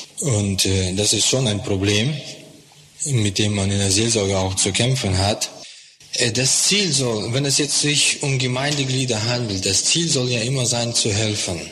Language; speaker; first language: German; non-native, fluent; Russian